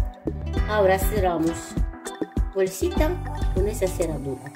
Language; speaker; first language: Spanish; non-native, learner; Ukrainian